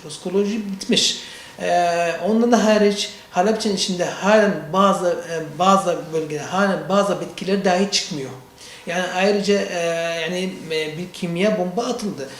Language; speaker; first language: Turkish; non-native, learner; Central Kurdish